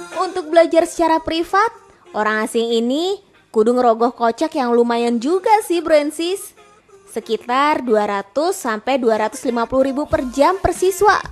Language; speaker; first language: Indonesian; native; Indonesian